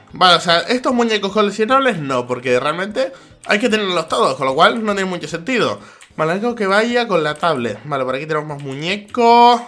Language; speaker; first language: Spanish; native; Spanish